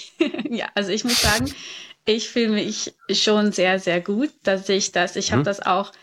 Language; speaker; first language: German; native; German